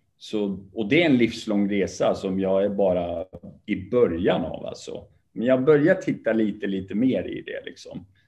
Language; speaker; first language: Swedish; early bilingual, other home language; Kurdish